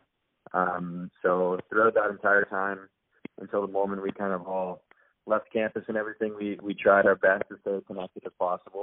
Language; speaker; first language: English; native; English